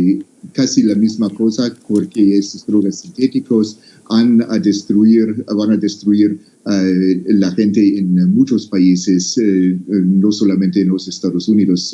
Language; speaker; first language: Spanish; non-native, fluent; English